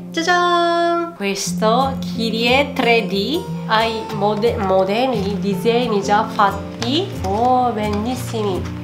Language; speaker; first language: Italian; non-native, fluent; Japanese